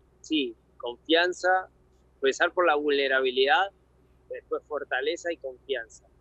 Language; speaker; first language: Spanish; native; Spanish